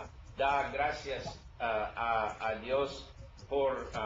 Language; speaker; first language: Spanish; non-native, learner; English